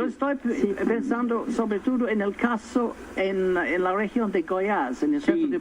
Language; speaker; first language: Spanish; non-native, fluent; English